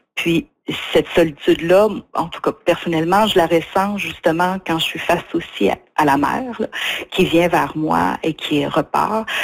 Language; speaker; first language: French; native; French